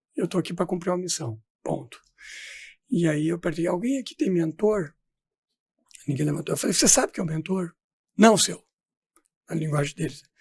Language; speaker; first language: Portuguese; native; Portuguese